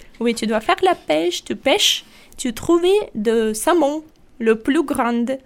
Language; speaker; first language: French; non-native, fluent; Russian